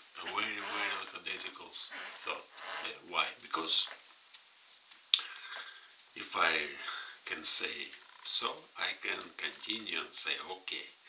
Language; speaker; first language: English; non-native, fluent; Russian